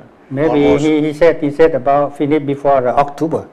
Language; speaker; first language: English; non-native, learner; Thai